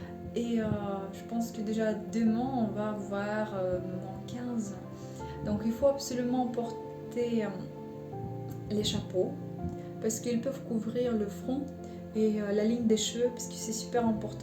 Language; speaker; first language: French; non-native, learner; Russian